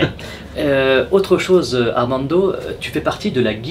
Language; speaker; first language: French; native; French